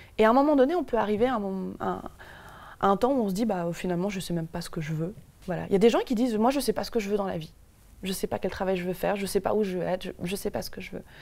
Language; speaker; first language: French; native; French